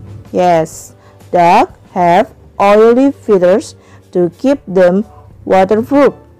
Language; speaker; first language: English; non-native, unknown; Indonesian